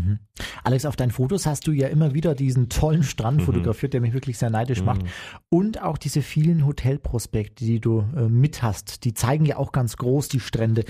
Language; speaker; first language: German; native; German